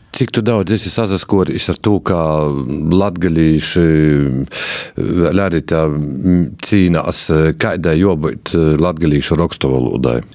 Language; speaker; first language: Latvian; native; Latvian